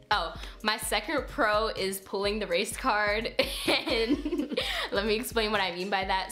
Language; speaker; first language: English; native; English